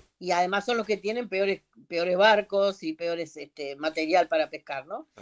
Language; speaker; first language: Spanish; native; Spanish